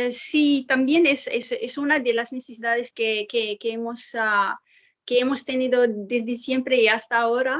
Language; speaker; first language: Spanish; non-native, fluent; Arabic